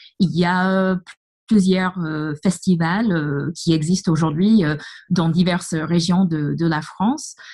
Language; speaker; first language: French; non-native, fluent; English